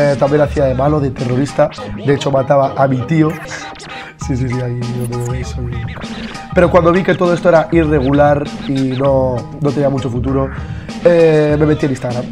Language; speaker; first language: Spanish; early bilingual, other home language; Arabic